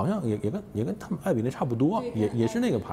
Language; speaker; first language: Chinese; native; Chinese